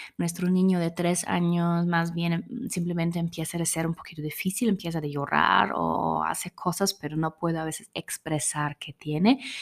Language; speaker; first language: Spanish; non-native, fluent; German